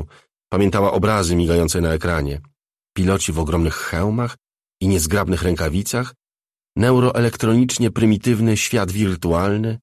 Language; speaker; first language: Polish; native; Polish